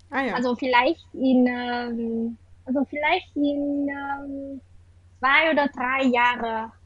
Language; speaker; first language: German; non-native, learner; Vietnamese